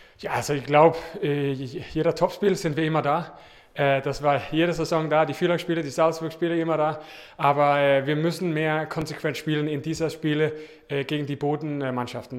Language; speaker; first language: German; non-native, fluent; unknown